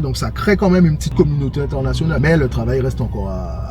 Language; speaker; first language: French; native; French